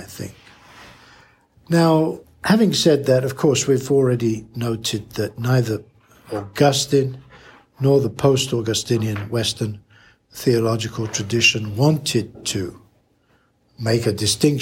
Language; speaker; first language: English; native; English